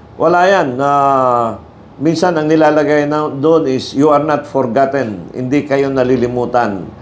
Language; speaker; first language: Filipino; non-native, local second language; Cebuano